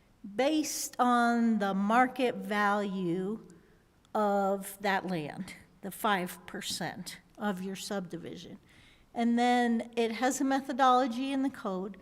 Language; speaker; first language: English; native; English